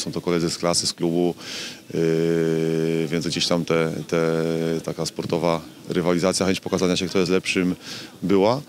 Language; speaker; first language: Polish; native; Polish